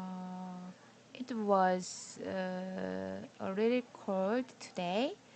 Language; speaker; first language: English; non-native, learner; Korean